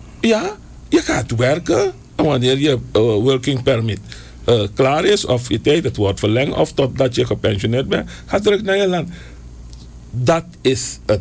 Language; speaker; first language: Dutch; native; Dutch